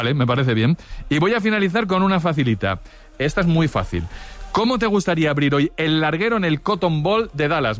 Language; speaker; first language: Spanish; native; Spanish